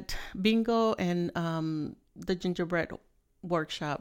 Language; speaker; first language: English; non-native, fluent; Spanish